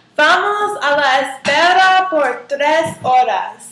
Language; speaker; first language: Spanish; non-native, learner; English